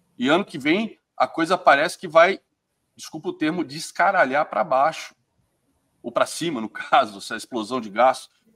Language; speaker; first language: Portuguese; native; Portuguese